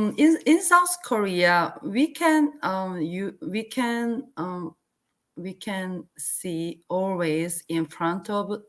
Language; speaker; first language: English; non-native, learner; Korean